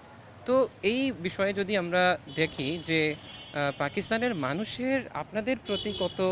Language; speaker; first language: Bangla; non-native, fluent; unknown